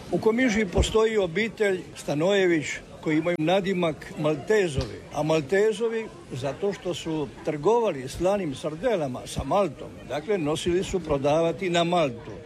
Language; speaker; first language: Croatian; native; Croatian